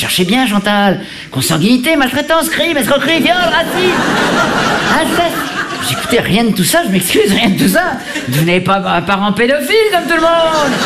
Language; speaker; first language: French; native; French